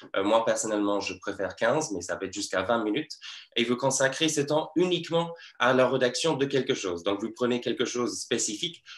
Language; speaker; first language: French; non-native, fluent; English